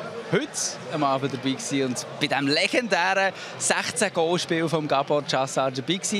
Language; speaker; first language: German; native; German